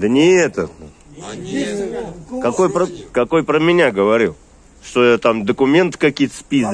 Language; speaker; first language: Russian; native; Russian